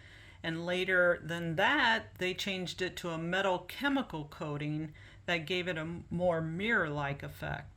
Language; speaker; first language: English; native; English